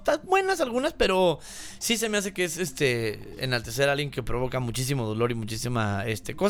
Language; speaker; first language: Spanish; native; Spanish